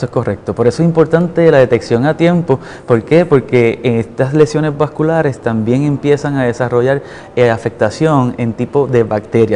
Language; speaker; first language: Spanish; native; Spanish